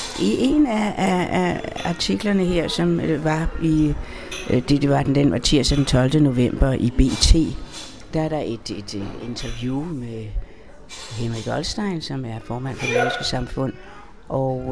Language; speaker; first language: Danish; native; Danish